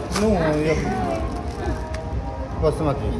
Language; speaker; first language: Russian; non-native, learner; Hindi